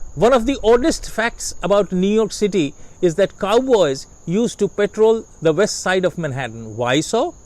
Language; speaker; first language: English; non-native, local second language; Hindi